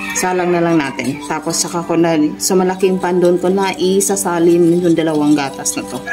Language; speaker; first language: Filipino; non-native, local second language; Cebuano